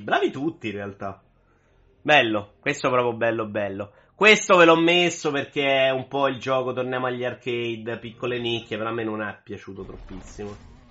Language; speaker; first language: Italian; native; Italian